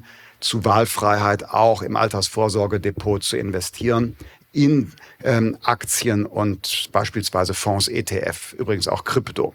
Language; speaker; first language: German; native; German